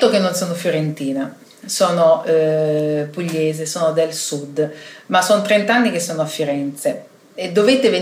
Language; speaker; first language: Italian; native; Italian